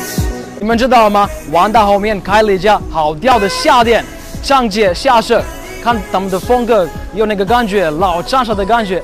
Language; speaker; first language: Chinese; non-native, fluent; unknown